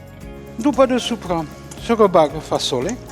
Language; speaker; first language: Romanian; non-native, fluent; French